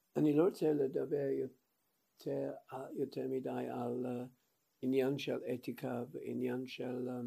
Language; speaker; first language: Hebrew; non-native, fluent; English